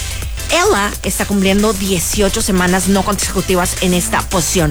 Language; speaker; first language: Spanish; native; Spanish